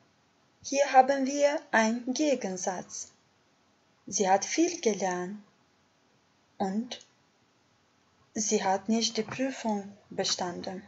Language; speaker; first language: German; non-native, fluent; Albanian